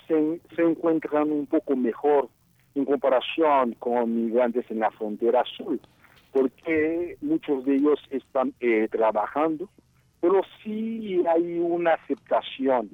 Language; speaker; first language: Spanish; non-native, fluent; Haitian Creole